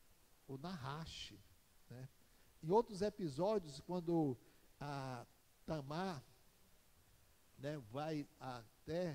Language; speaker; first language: Portuguese; native; Portuguese